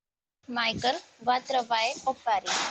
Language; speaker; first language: French; non-native, learner; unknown